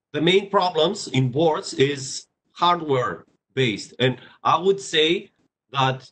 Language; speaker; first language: English; non-native, fluent; Greek